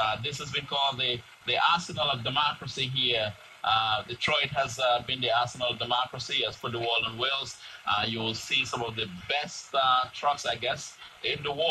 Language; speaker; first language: English; native; English